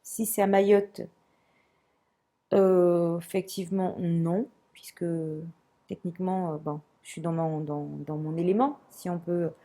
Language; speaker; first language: French; non-native, local second language; Comorian